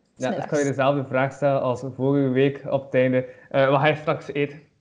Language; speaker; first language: Dutch; native; Dutch